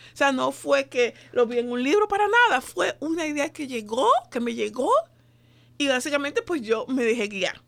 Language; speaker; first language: Spanish; native; Spanish